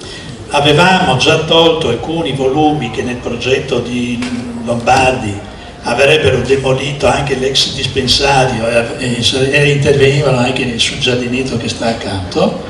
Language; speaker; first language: Italian; native; Italian